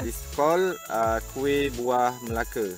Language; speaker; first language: English; non-native, learner; Malay